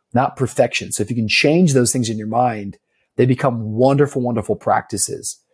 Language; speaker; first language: English; native; English